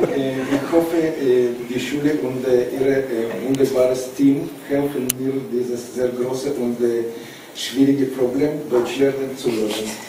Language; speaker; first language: German; non-native, learner; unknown